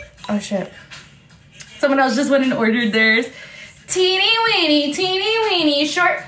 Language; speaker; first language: English; early bilingual, other home language; Spanish